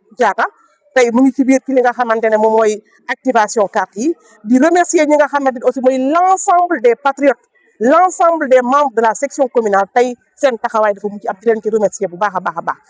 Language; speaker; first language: Wolof; non-native, local second language; Jola-Fonyi